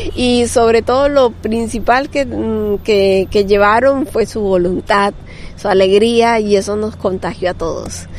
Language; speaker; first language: Spanish; native; Spanish